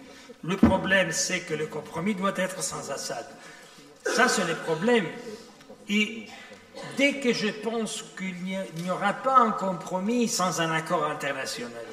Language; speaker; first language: French; non-native, fluent; Italian